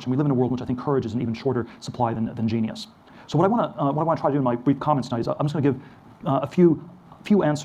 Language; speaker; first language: English; native; English